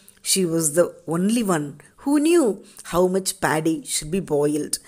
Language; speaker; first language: English; non-native, local second language; Tamil